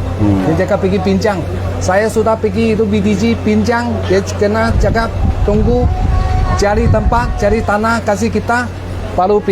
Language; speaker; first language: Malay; non-native, local second language; Cantonese